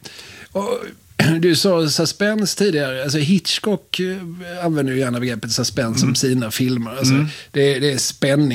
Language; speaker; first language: Swedish; native; Swedish